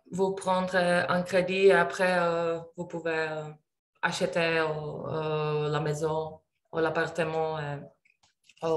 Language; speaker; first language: French; non-native, learner; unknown